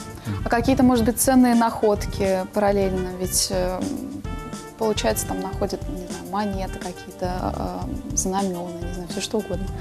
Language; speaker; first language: Russian; native; Russian